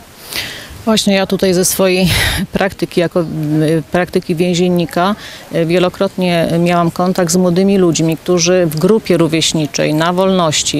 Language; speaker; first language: Polish; native; Polish